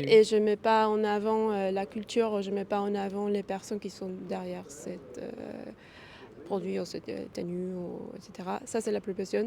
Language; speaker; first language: French; non-native, fluent; Spanish